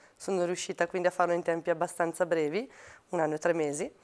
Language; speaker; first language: Italian; native; Italian